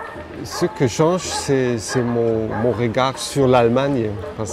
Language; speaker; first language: French; non-native, fluent; German